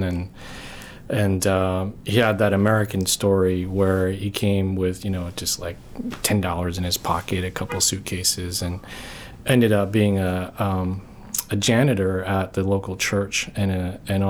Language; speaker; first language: English; early bilingual, other home language; Korean